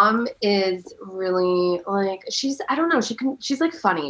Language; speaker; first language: English; early bilingual, other home language; Persian